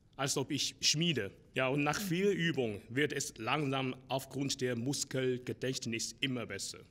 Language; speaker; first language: German; non-native, learner; Chinese